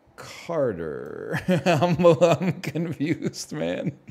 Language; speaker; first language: English; native; English